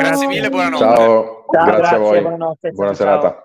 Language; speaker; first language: Italian; native; Italian